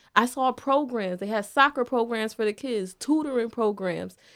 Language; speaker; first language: English; native; English